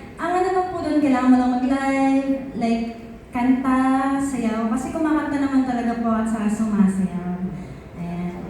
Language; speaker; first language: Filipino; native; Filipino